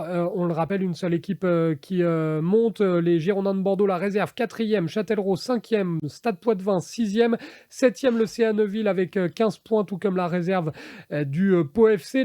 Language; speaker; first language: French; native; French